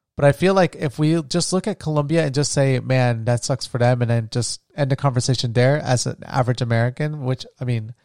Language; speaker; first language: English; early bilingual, other home language; Spanish